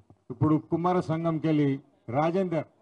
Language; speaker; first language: Telugu; native; Telugu